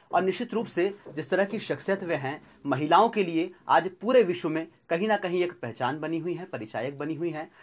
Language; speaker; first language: Hindi; native; Hindi